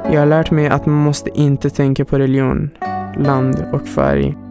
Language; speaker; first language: Swedish; non-native, fluent; Hazaragi